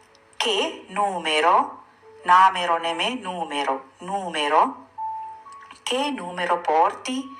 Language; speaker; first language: Italian; non-native, fluent; Sinhala